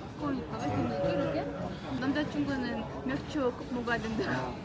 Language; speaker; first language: Korean; non-native, learner; Kyrgyz